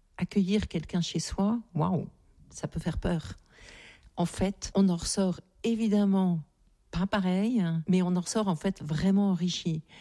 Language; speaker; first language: French; native; French